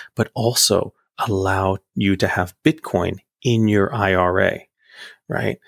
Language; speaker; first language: English; native; English